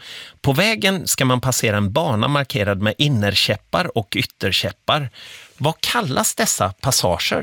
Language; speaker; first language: Swedish; native; Swedish